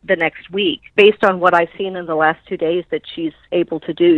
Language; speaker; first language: English; native; English